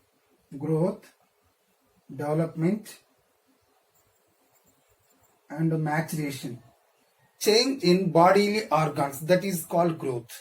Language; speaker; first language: English; non-native, local second language; Telugu